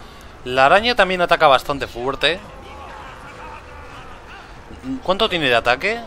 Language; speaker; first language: Spanish; native; Spanish